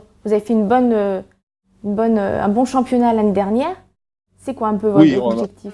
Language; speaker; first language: French; native; French